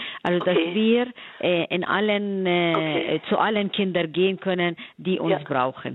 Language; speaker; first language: German; non-native, fluent; Arabic